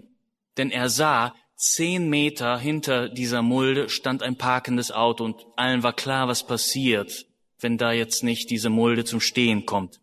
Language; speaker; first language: German; native; German